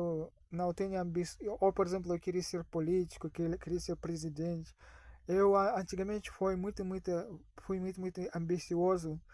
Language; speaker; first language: Portuguese; non-native, fluent; Russian